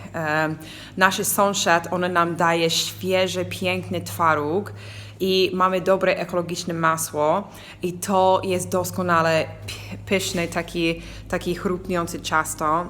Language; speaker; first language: Polish; non-native, learner; English